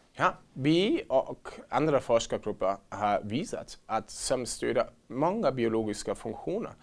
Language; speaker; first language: Swedish; non-native, learner; German